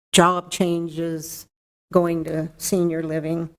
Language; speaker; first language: English; native; English